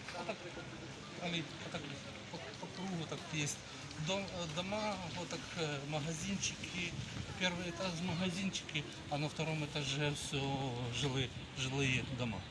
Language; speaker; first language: Russian; non-native, local second language; Ukrainian